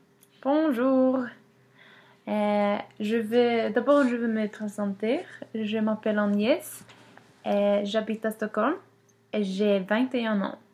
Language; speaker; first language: French; non-native, learner; Swedish